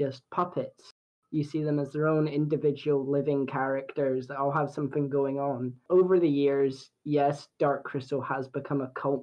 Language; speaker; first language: English; native; English